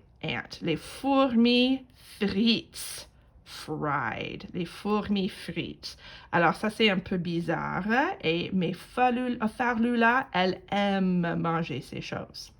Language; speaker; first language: French; non-native, fluent; English